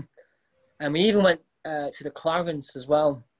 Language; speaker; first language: English; native; English